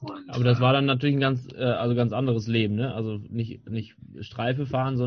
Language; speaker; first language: German; native; German